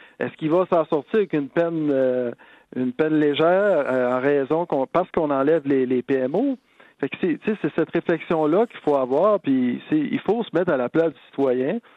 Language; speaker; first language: French; native; French